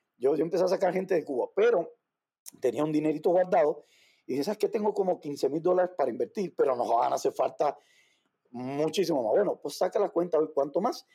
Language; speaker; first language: Spanish; native; Spanish